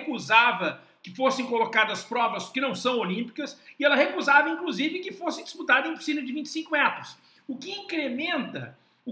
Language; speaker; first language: Portuguese; native; Portuguese